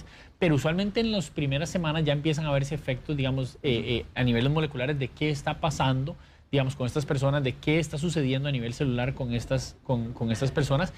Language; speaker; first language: Spanish; native; Spanish